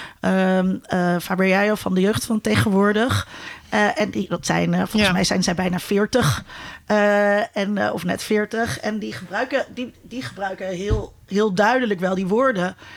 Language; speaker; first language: Dutch; native; Dutch